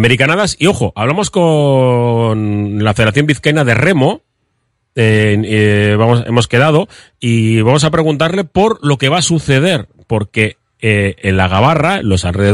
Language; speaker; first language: Spanish; native; Spanish